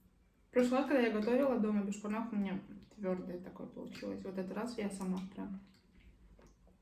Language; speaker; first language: Russian; non-native, local second language; Kazakh